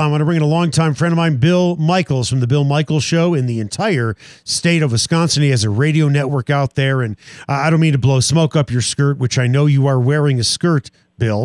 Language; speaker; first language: English; native; English